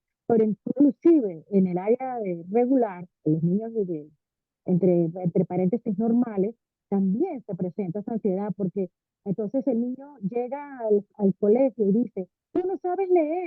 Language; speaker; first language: Spanish; native; Spanish